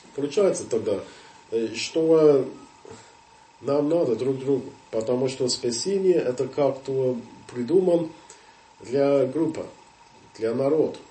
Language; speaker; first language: Russian; non-native, fluent; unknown